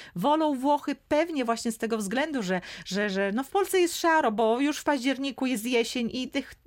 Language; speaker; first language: Polish; native; Polish